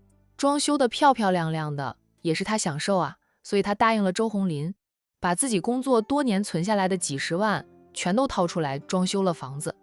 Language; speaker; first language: Chinese; native; Chinese